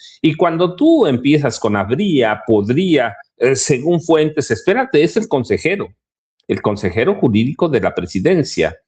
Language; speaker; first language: Spanish; native; Spanish